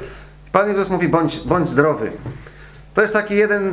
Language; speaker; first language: Polish; native; Polish